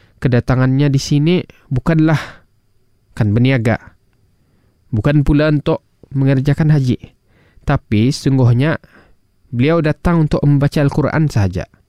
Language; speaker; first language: Malay; native; Malay